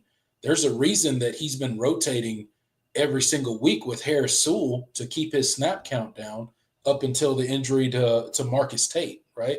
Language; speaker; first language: English; native; English